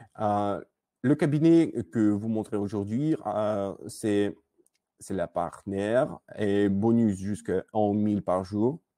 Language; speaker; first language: French; non-native, learner; Russian